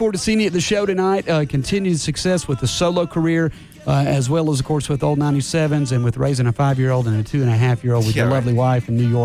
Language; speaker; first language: English; native; English